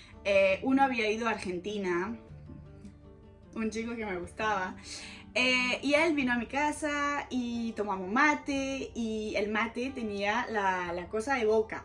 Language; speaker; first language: Spanish; non-native, fluent; French